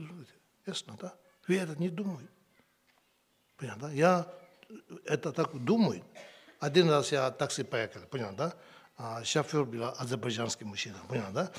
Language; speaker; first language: Russian; non-native, learner; Tibetan